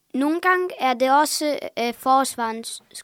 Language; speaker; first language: Danish; early bilingual, other home language; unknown